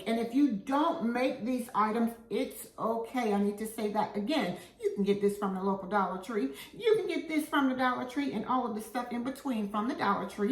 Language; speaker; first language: English; native; English